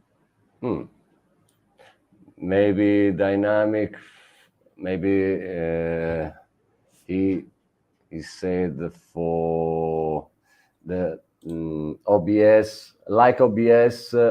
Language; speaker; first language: English; non-native, learner; Italian